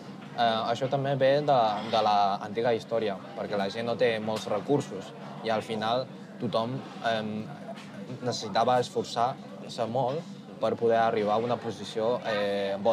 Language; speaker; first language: Catalan; early bilingual, other home language; Chinese